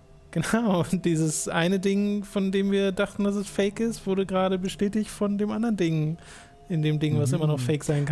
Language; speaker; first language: German; native; German